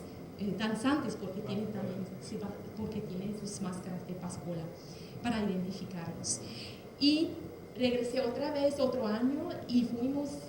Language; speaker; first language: Spanish; non-native, fluent; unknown